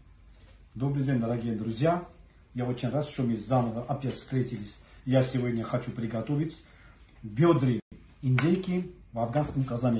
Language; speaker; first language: Russian; non-native, fluent; Armenian